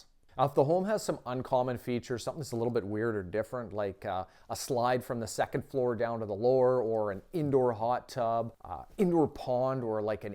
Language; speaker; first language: English; native; English